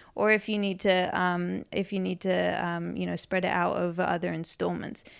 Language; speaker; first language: English; native; English